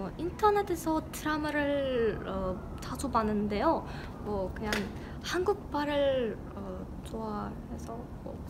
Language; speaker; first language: Korean; non-native, learner; Russian